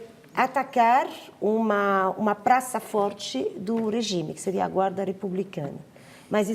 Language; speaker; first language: Portuguese; non-native, fluent; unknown